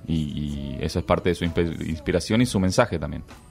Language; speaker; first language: Spanish; native; Spanish